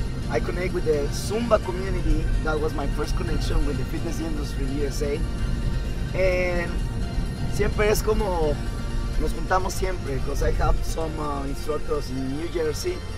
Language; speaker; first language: English; non-native, fluent; Spanish